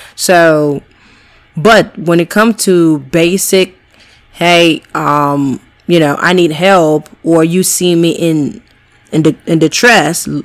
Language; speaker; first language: English; native; English